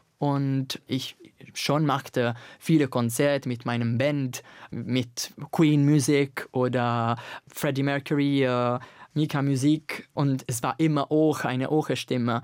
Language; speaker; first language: German; non-native, fluent; Italian